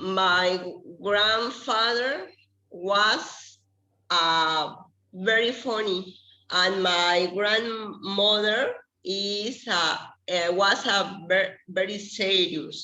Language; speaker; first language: English; non-native, learner; Spanish